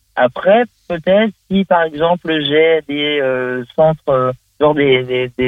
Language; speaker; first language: French; native; French